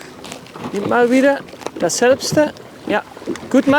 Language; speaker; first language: German; non-native, learner; Dutch